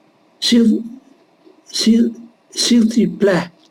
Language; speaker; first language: French; non-native, learner; Dutch